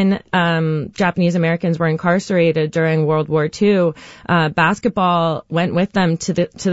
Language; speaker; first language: English; native; English